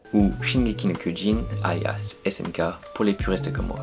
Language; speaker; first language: French; native; French